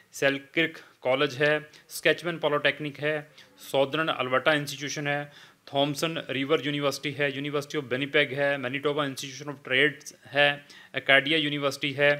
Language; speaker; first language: Hindi; non-native, local second language; Punjabi